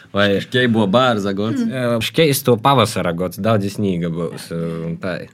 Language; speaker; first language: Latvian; native; Latvian